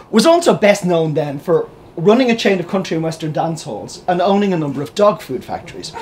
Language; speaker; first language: English; native; English